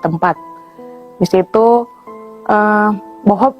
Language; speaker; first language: Indonesian; non-native, local second language; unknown